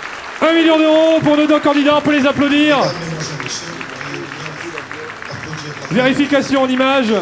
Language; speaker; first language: French; native; French